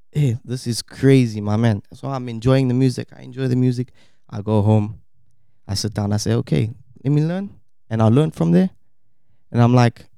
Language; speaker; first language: English; native; English